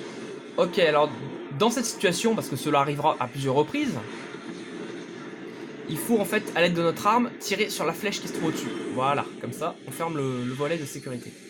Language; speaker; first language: French; native; French